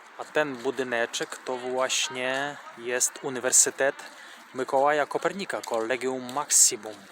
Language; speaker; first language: Polish; non-native, fluent; Russian